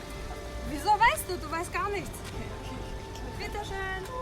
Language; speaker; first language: German; non-native, fluent; Mongolian